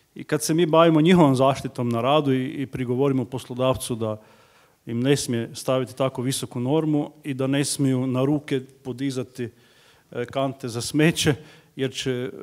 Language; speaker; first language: Croatian; native; Croatian